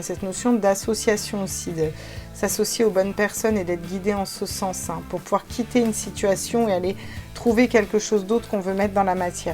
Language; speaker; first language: French; native; French